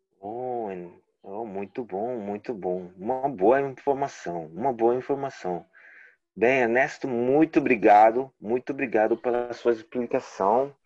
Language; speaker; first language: Portuguese; non-native, learner; Spanish